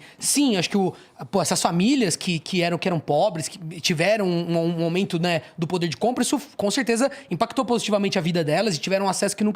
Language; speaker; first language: Portuguese; native; Portuguese